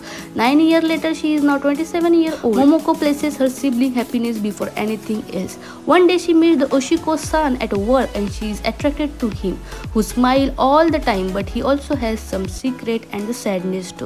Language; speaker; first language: English; non-native, fluent; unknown